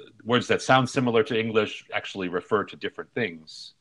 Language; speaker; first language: English; native; English